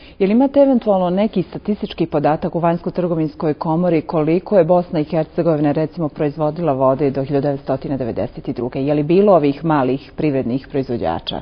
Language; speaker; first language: Bosnian; native; Bosnian